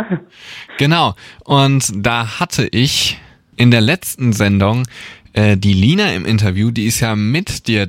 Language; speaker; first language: German; native; German